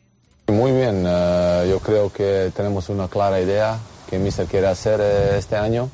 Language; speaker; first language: Spanish; non-native, fluent; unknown